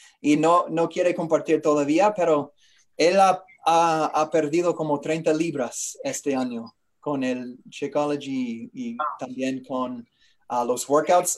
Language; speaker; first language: Spanish; non-native, learner; English